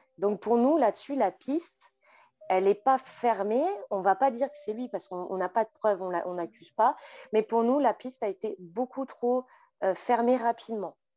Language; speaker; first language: French; native; French